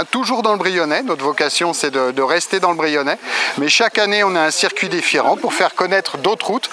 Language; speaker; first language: French; native; French